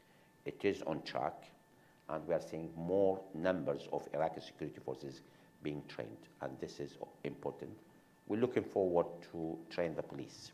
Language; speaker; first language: English; non-native, fluent; Arabic